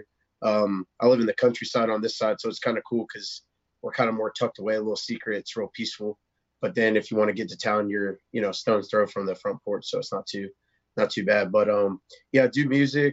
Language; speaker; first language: English; native; English